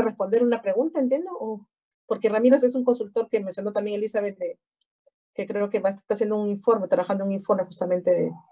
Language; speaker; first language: Spanish; native; Spanish